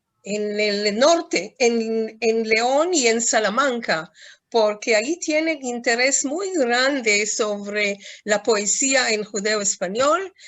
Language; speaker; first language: Spanish; non-native, fluent; Hebrew